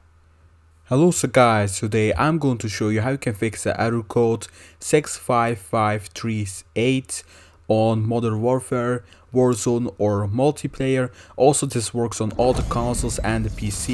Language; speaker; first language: English; non-native, fluent; Dutch